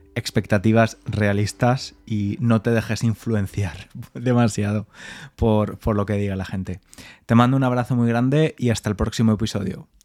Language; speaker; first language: Spanish; native; Spanish